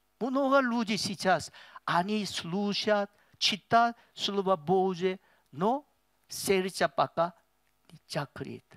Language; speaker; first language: Russian; non-native, learner; Korean